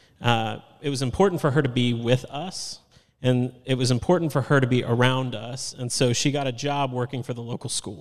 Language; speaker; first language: English; native; English